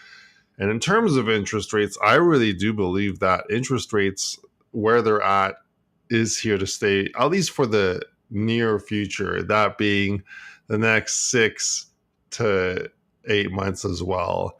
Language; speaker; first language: English; native; English